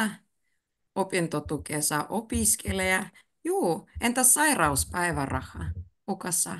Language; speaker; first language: Finnish; native; Finnish